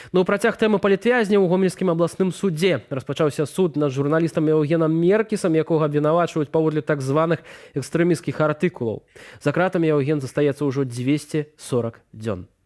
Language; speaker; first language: Belarusian; native; Belarusian